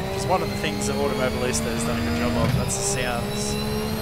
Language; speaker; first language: English; native; English